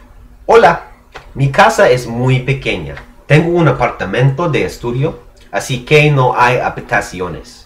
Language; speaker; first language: Spanish; non-native, learner; English